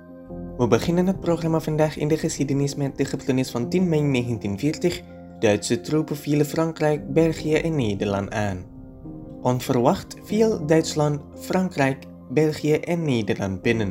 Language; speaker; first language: Dutch; non-native, fluent; Indonesian